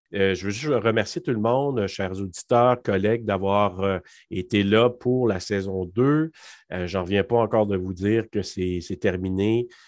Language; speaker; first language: French; native; French